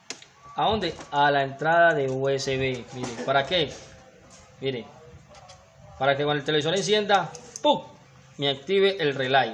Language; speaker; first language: Spanish; native; Spanish